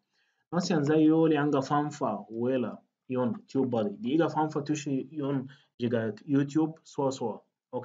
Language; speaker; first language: Chinese; non-native, fluent; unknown